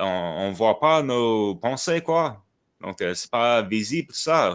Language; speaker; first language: French; non-native, fluent; English